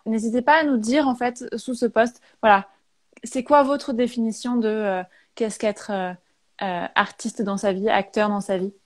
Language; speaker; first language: French; native; French